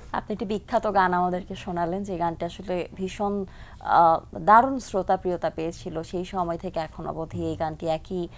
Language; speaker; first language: Bangla; native; Bangla